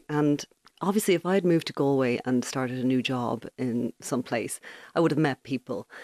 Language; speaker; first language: English; native; English